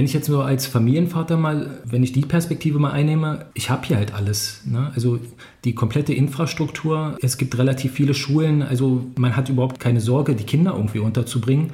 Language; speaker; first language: German; native; German